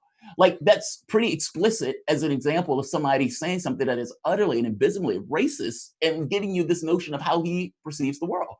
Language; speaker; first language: English; native; English